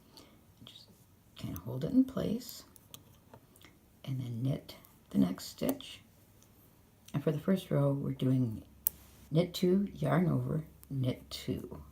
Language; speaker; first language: English; native; English